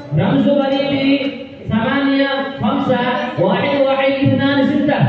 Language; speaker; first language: Arabic; non-native, learner; Urdu